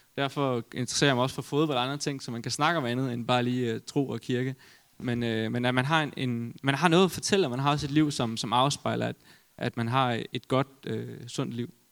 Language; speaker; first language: Danish; native; Danish